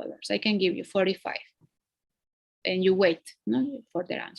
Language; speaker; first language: English; non-native, fluent; Spanish